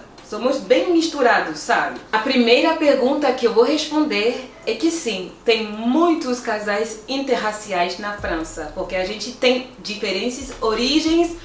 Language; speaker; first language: Portuguese; non-native, fluent; French